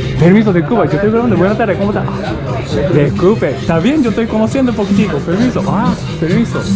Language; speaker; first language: Spanish; non-native, learner; Japanese